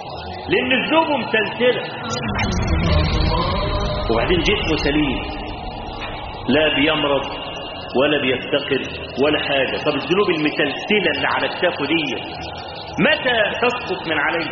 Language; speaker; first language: Arabic; native; Arabic